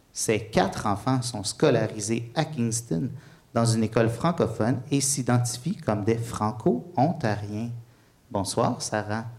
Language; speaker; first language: French; native; French